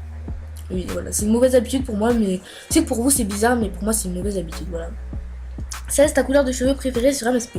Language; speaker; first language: French; native; French